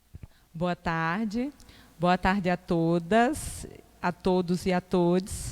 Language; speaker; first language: Portuguese; native; Portuguese